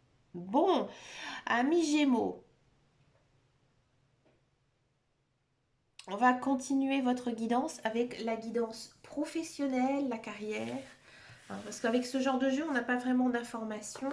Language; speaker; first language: French; native; French